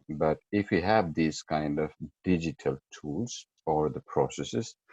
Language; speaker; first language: English; non-native, local second language; Nepali